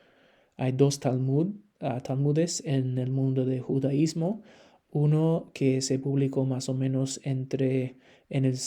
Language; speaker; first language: Spanish; non-native, fluent; English